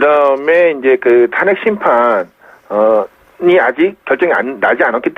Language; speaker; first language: Korean; native; Korean